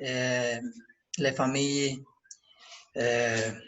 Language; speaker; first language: French; non-native, learner; Spanish